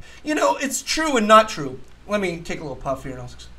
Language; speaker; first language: English; native; English